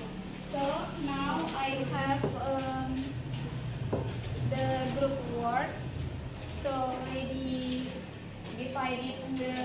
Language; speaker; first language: English; non-native, learner; Indonesian